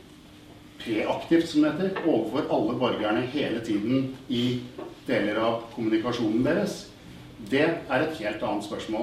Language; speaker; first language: Norwegian; native; Norwegian